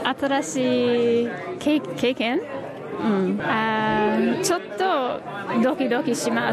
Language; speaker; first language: Japanese; non-native, learner; English